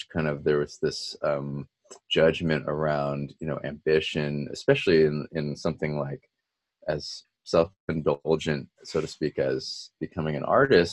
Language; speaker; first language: English; native; English